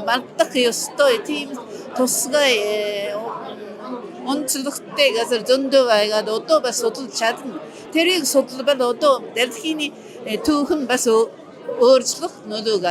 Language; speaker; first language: Mongolian; non-native, fluent; Korean